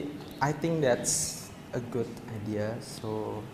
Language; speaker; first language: English; non-native, learner; Indonesian